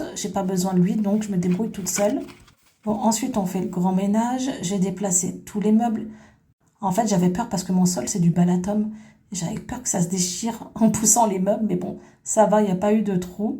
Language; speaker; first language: French; native; French